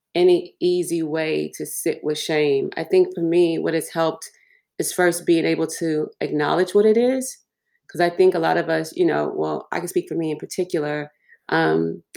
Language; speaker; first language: English; early bilingual, other home language; Yoruba